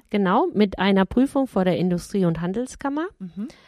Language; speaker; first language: German; native; German